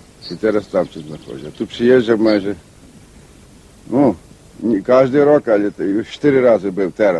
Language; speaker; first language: Polish; non-native, local second language; Rusyn